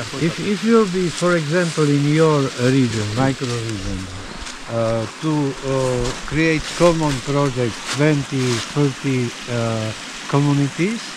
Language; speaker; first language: English; non-native, learner; Slovak